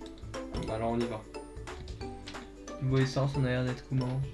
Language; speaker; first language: French; native; French